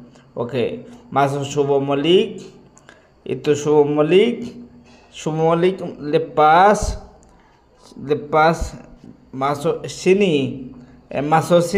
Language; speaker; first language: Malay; non-native, learner; Bangla